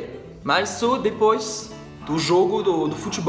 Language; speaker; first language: Portuguese; non-native, fluent; French